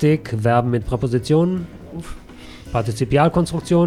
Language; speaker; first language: German; native; German